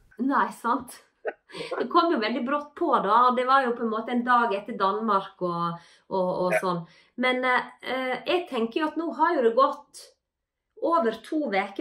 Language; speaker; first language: Norwegian; native; Norwegian